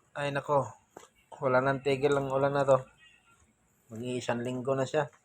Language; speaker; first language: Filipino; native; Filipino